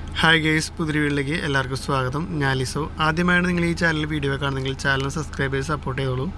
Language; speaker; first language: Malayalam; native; Malayalam